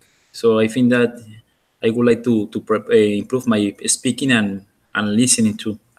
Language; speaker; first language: English; non-native, learner; Spanish